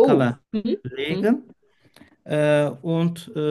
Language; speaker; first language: German; non-native, learner; Turkish